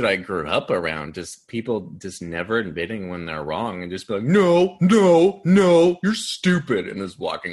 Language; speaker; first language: English; native; English